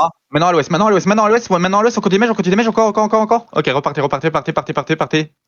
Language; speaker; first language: French; native; French